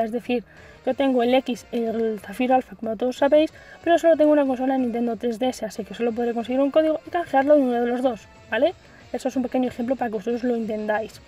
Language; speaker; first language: Spanish; native; Spanish